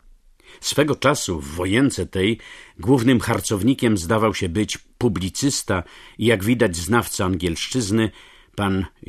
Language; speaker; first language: Polish; native; Polish